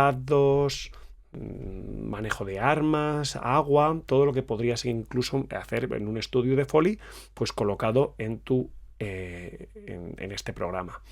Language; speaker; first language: Spanish; native; Spanish